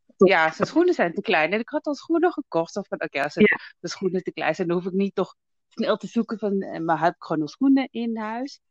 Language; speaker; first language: Dutch; native; Dutch